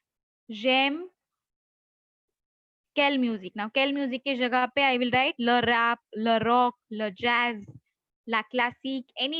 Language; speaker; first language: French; non-native, fluent; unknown